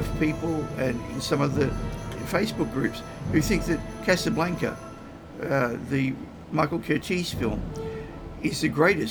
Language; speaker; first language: English; native; English